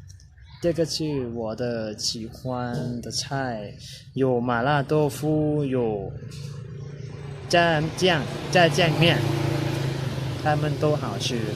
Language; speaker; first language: Chinese; non-native, learner; Lao